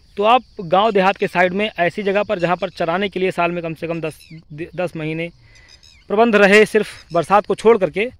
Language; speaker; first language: Hindi; native; Hindi